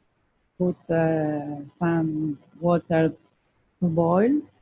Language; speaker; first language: English; non-native, fluent; Spanish